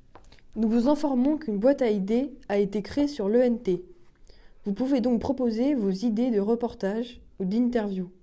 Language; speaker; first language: French; native; French